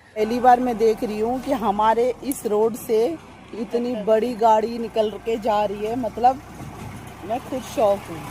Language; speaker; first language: Hindi; non-native, local second language; Bangla